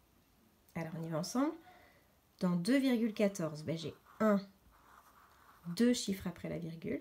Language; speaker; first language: French; native; French